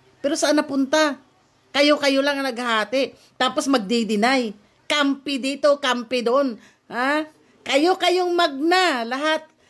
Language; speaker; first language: Filipino; native; Filipino